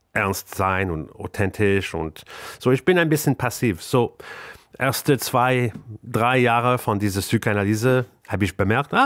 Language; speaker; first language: German; non-native, learner; English